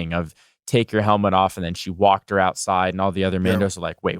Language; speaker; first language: English; native; English